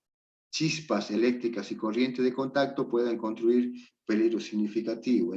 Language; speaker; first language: Spanish; native; Spanish